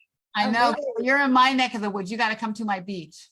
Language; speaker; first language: English; native; English